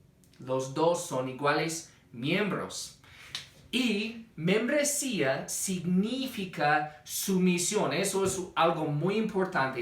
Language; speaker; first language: Spanish; non-native, fluent; English